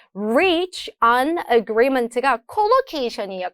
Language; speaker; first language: English; non-native, fluent; Korean